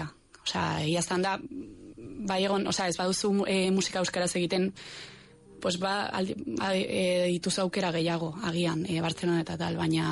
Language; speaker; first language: Basque; non-native, local second language; Spanish